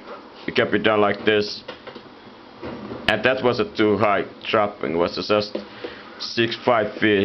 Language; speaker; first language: English; non-native, fluent; Italian